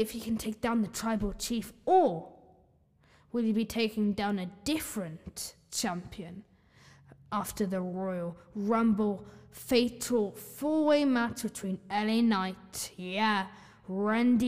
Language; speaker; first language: English; native; English